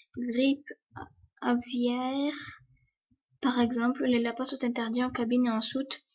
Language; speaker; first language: French; early bilingual, other home language; Polish